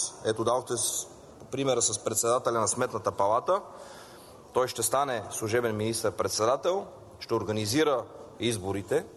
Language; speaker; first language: Bulgarian; native; Bulgarian